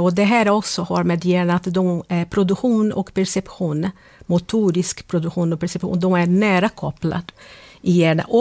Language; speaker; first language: Swedish; non-native, fluent; Portuguese